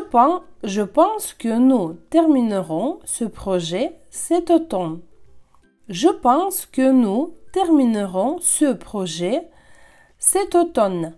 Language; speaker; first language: French; non-native, fluent; Russian